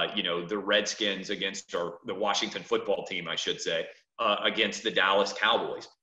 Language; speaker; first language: English; native; English